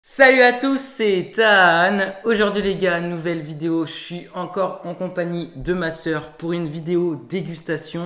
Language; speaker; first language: French; native; French